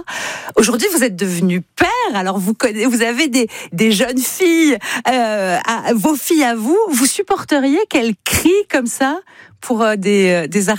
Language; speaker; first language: French; native; French